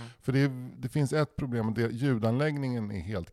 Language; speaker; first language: Swedish; native; Swedish